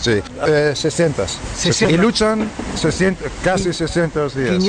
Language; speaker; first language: Spanish; non-native, fluent; Greek